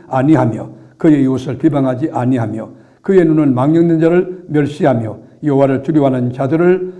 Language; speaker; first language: Korean; native; Korean